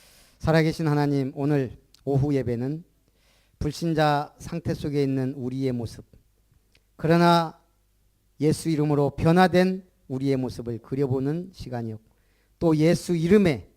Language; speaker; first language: Korean; native; Korean